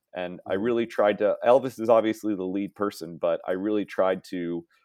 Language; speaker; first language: English; native; English